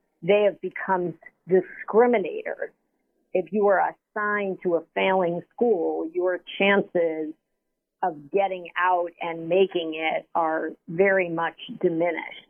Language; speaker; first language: English; native; English